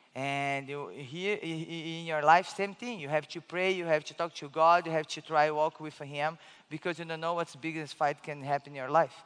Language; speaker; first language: English; non-native, learner; Portuguese